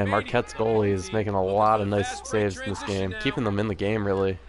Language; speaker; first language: English; native; English